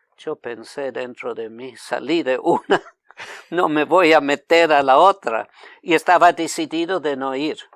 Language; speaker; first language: Spanish; non-native, fluent; German